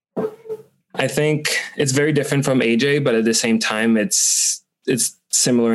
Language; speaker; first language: English; non-native, fluent; French